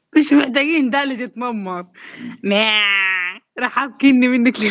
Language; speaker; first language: Arabic; native; Arabic